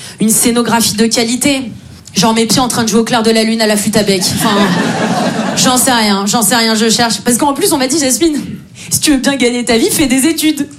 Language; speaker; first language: French; native; French